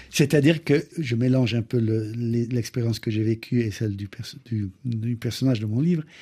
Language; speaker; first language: French; native; French